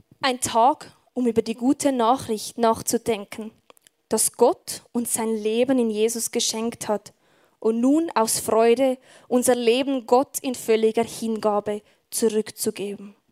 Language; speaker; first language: German; native; German